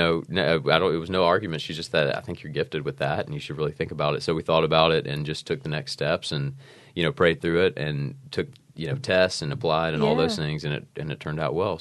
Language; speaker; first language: English; native; English